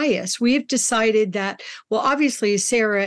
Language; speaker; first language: English; native; English